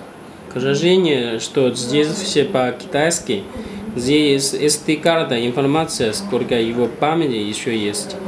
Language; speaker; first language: Russian; non-native, learner; Chinese